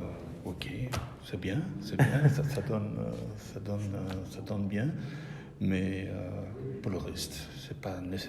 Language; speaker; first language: French; non-native, local second language; Dutch